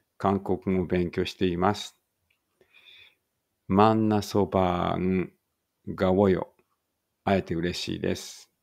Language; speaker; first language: Japanese; native; Japanese